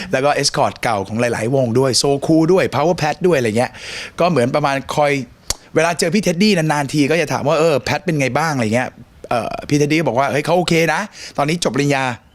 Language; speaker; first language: Thai; early bilingual, heritage; Thai